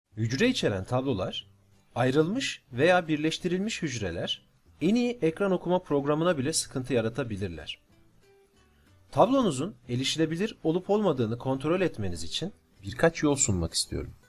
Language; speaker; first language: Turkish; native; Turkish